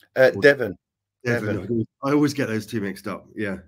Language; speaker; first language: English; native; English